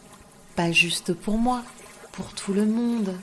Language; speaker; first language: French; native; French